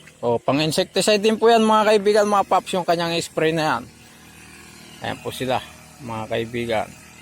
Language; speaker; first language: Filipino; native; Filipino